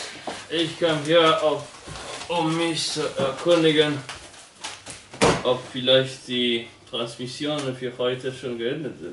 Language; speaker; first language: German; non-native, learner; Polish